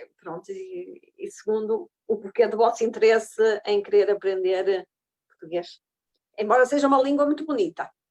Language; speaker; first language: Portuguese; native; Portuguese